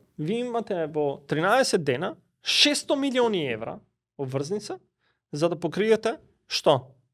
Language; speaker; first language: Macedonian; non-native, local second language; Albanian